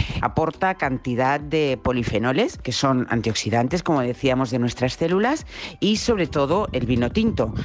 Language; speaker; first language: Spanish; native; Spanish